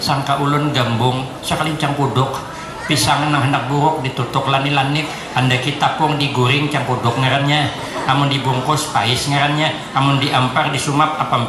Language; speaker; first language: Indonesian; non-native, local second language; Banjar